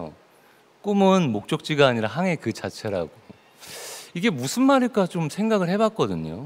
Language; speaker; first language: Korean; native; Korean